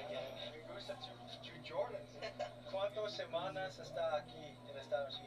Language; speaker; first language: Spanish; non-native, learner; English